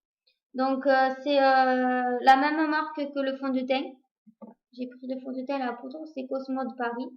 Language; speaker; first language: French; native; French